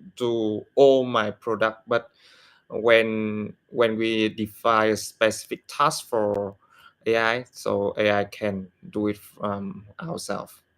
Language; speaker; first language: English; non-native, learner; Vietnamese